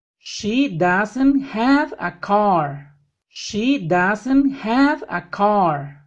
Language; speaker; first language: English; non-native, fluent; Spanish